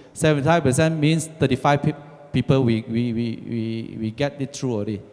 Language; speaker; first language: English; non-native, local second language; Chinese